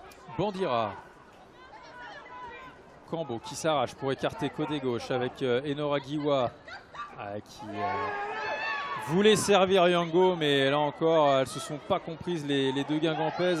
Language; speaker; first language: French; native; French